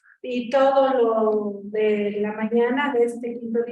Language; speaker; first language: Spanish; native; Spanish